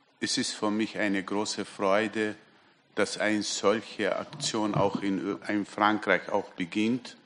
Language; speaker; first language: German; non-native, fluent; Armenian